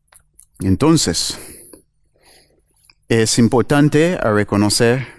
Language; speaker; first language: Spanish; non-native, fluent; English